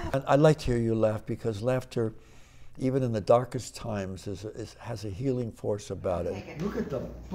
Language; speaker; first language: English; native; English